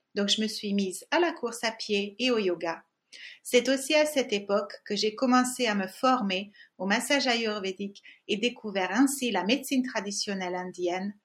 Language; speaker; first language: French; non-native, fluent; Hungarian